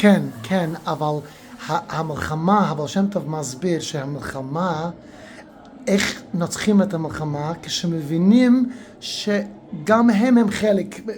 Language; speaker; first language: Hebrew; non-native, fluent; English